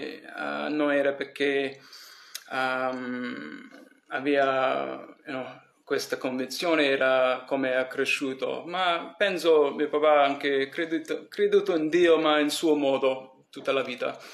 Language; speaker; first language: Italian; early bilingual, heritage; English